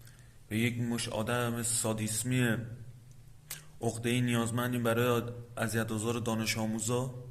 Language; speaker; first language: Persian; native; Persian